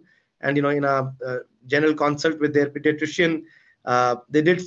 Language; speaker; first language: English; non-native, local second language; Hindi